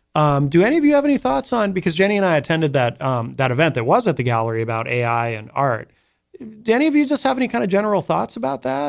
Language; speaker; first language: English; native; English